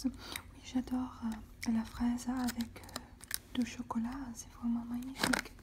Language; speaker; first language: French; non-native, fluent; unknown